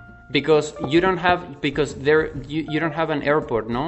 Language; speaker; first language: English; non-native, fluent; Spanish